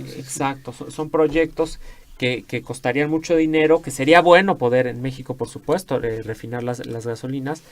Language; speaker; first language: Spanish; native; Spanish